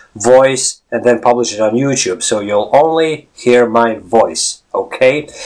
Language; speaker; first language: English; non-native, fluent; Latvian